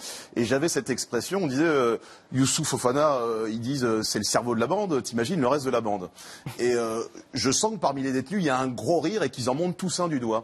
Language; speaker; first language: French; native; French